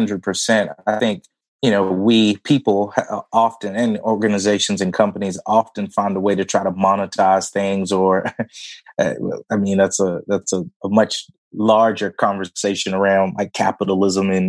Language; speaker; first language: English; native; English